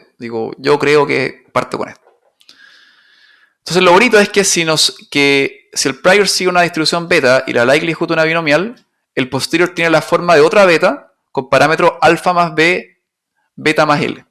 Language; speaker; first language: Spanish; native; Spanish